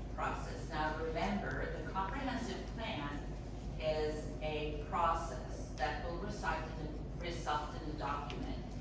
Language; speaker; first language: English; non-native, fluent; Swedish